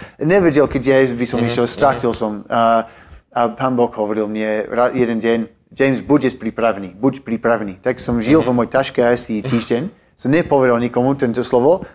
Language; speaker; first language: Slovak; non-native, learner; English